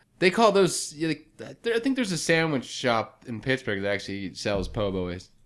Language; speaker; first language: English; native; English